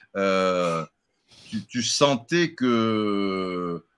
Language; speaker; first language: French; native; French